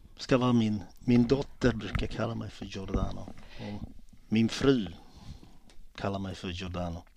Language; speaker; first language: Swedish; early bilingual, other home language; Italian